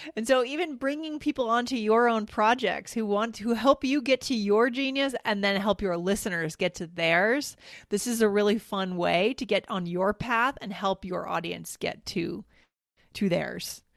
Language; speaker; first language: English; native; English